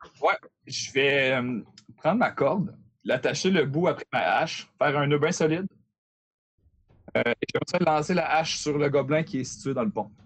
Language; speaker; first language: French; native; French